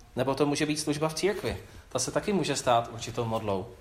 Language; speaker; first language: Czech; native; Czech